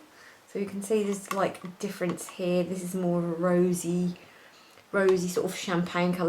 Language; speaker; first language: English; native; English